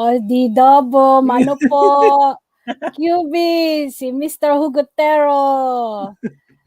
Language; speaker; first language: Filipino; early bilingual, heritage; Filipino